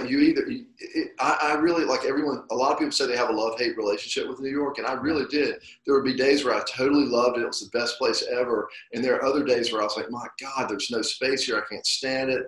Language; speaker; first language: English; native; English